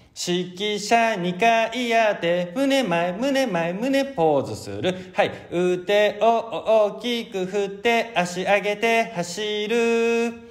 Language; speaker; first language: Japanese; native; Japanese